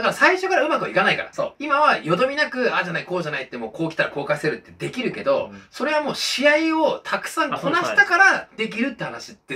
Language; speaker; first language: Japanese; native; Japanese